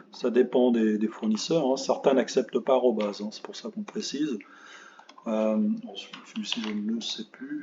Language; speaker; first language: French; native; French